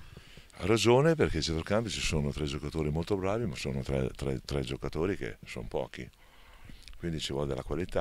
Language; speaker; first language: Italian; native; Italian